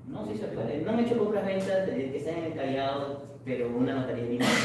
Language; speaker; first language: Spanish; native; Spanish